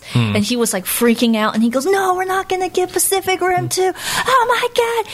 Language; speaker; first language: English; native; English